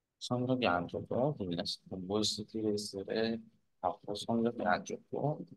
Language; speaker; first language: Korean; non-native, fluent; Vietnamese